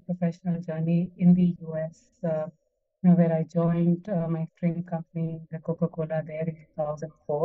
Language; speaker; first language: English; non-native, local second language; Gujarati